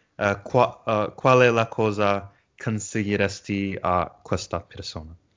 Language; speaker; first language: Italian; non-native, learner; English